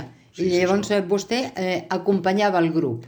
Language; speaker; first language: Catalan; native; Catalan